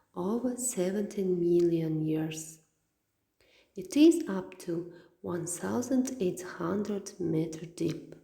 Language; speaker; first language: English; non-native, fluent; Kazakh